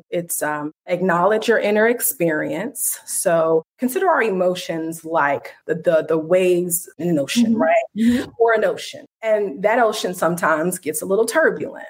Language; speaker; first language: English; native; English